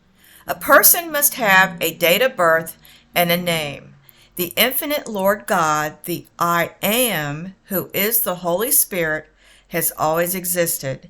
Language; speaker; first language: English; native; English